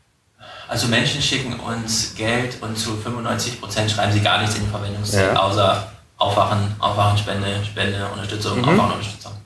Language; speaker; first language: German; native; German